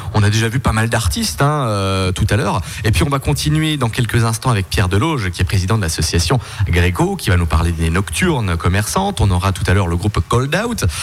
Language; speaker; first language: French; native; French